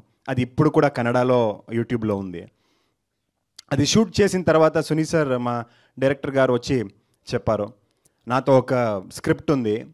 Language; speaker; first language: Telugu; non-native, learner; Kannada